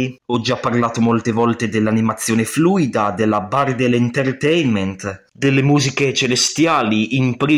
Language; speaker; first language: Italian; native; Italian